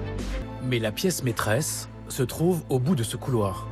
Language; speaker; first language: French; native; French